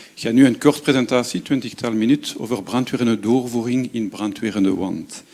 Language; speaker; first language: Dutch; non-native, local second language; French